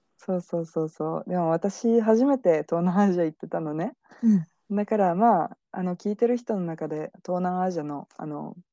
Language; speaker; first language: Japanese; non-native, fluent; French